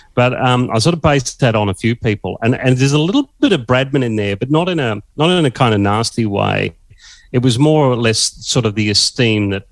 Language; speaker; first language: English; native; English